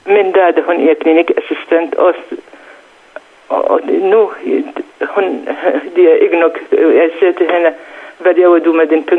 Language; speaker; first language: Danish; non-native, learner; Central Kurdish